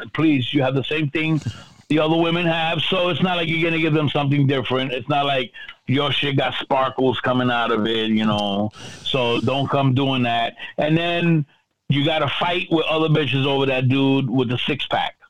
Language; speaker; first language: English; early bilingual, other home language; Spanish